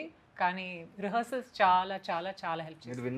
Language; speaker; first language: Telugu; non-native, fluent; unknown